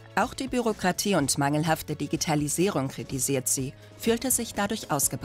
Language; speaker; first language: German; native; German